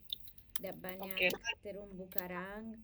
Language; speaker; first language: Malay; non-native, learner; English